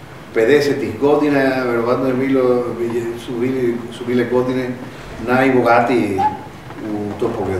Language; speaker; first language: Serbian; non-native, fluent; Spanish